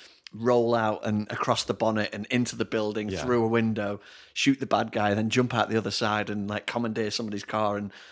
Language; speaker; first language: English; native; English